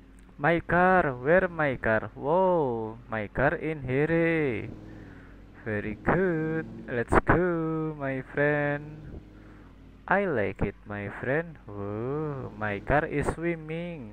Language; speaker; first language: English; non-native, learner; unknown